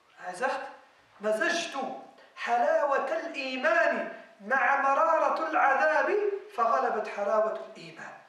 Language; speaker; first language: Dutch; non-native, fluent; Arabic